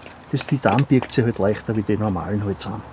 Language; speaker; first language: German; native; German